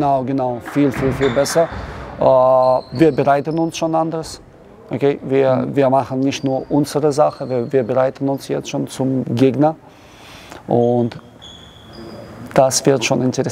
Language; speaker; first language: German; non-native, learner; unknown